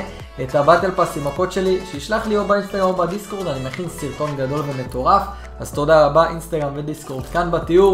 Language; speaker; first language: Hebrew; native; Hebrew